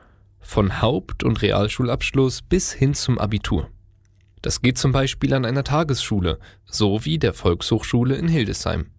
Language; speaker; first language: German; native; German